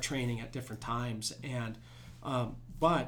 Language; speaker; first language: English; native; English